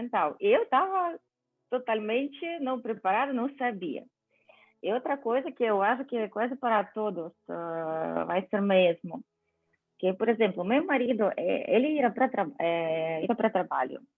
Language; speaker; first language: Portuguese; non-native, fluent; Ukrainian